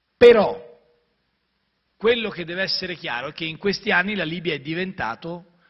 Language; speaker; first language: Italian; native; Italian